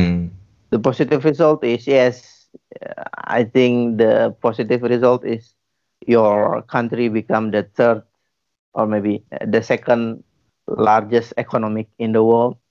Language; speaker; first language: English; non-native, learner; Indonesian